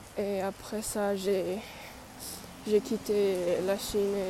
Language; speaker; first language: French; non-native, learner; English